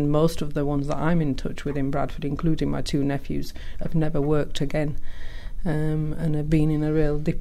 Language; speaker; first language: English; early bilingual, other home language; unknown